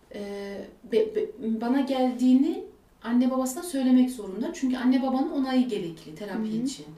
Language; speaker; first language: Turkish; early bilingual, heritage; Turkish